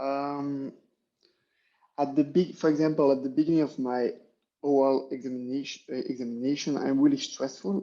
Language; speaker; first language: English; non-native, learner; French